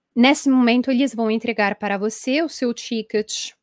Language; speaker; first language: Portuguese; non-native, fluent; Italian